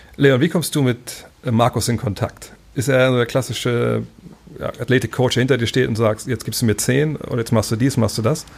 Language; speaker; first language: German; native; German